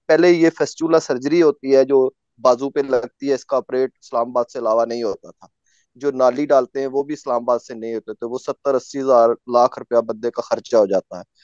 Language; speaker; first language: Urdu; non-native, local second language; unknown